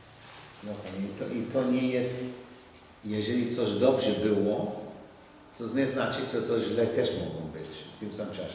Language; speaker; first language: Polish; non-native, learner; English